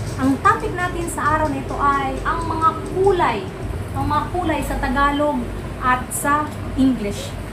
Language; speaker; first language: Filipino; non-native, local second language; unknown